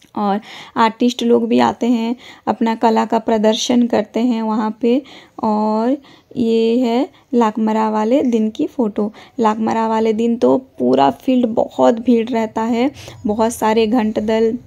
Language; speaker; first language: Hindi; non-native, local second language; Odia